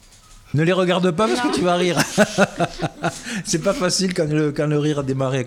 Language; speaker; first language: French; native; French